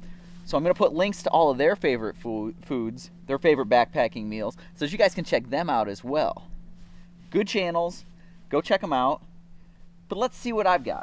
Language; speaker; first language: English; native; English